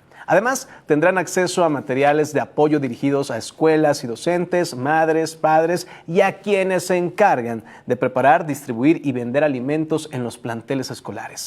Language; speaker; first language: Spanish; native; Spanish